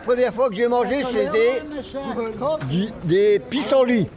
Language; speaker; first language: French; native; French